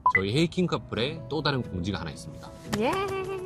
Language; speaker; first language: Korean; native; Korean